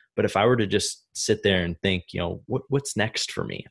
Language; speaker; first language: English; native; English